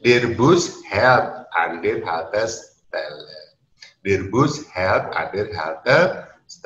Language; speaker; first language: German; non-native, learner; Indonesian